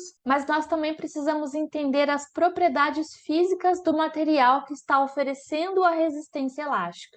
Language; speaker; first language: Portuguese; native; Portuguese